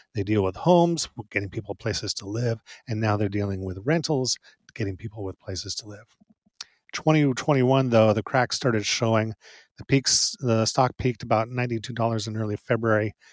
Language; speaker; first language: English; native; English